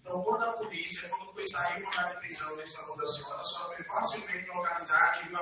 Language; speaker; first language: Portuguese; native; Portuguese